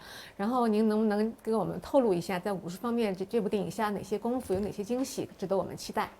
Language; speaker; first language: Chinese; native; Chinese